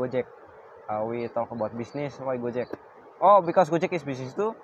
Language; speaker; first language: English; non-native, learner; Indonesian